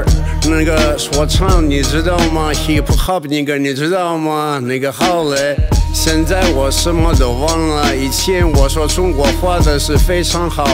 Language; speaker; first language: Chinese; non-native, learner; Russian